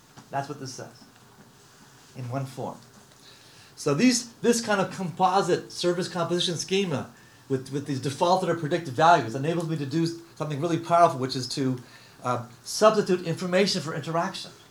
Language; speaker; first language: English; native; English